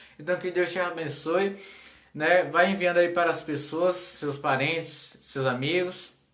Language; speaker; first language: Portuguese; native; Portuguese